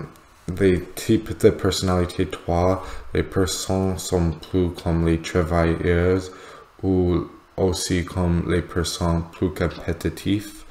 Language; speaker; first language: French; non-native, learner; English